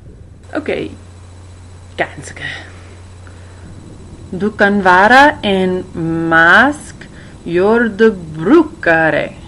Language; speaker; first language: Swedish; non-native, learner; English